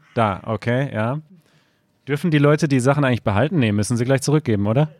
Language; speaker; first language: German; native; German